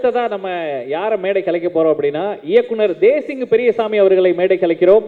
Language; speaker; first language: Tamil; native; Tamil